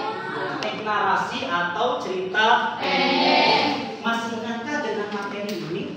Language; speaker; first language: Indonesian; native; Indonesian